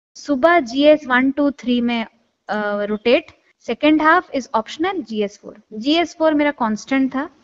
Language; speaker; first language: Hindi; non-native, local second language; Odia